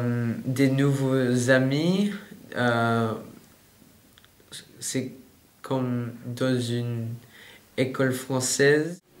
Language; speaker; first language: French; non-native, learner; English